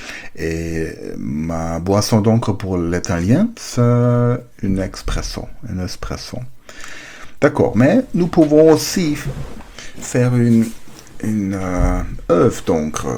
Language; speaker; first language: French; non-native, learner; German